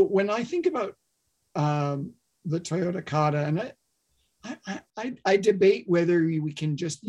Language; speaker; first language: English; native; English